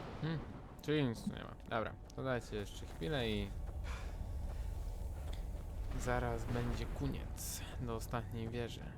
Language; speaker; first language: Polish; native; Polish